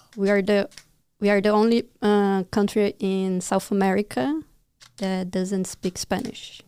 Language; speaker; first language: English; non-native, fluent; Portuguese